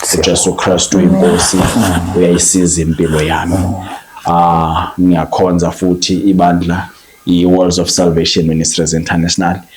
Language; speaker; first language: Zulu; non-native, local second language; Xhosa